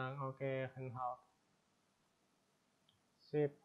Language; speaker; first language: Chinese; non-native, fluent; Indonesian